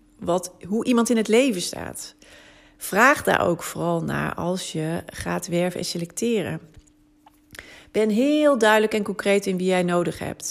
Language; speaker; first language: Dutch; native; Dutch